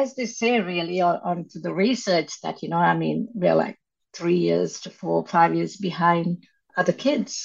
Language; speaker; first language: English; non-native, local second language; Sinhala